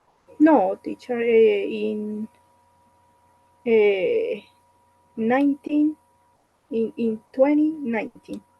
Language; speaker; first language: English; non-native, learner; Spanish